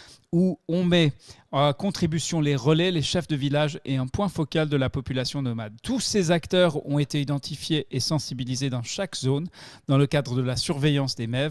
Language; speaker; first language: French; native; French